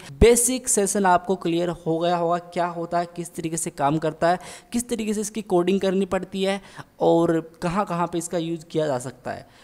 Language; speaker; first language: Hindi; native; Hindi